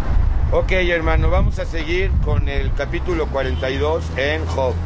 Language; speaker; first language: Spanish; native; Spanish